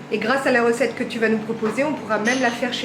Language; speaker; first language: French; native; French